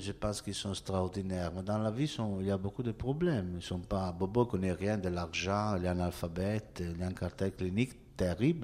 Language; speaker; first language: French; non-native, learner; Italian